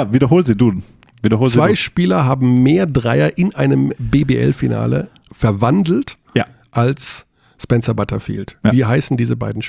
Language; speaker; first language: German; native; German